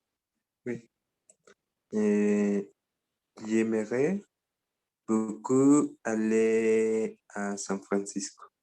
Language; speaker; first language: French; non-native, learner; Spanish